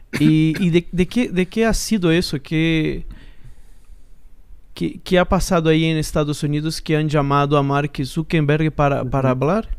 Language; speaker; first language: Spanish; non-native, learner; Portuguese